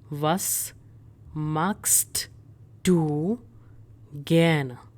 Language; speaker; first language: German; non-native, fluent; Hindi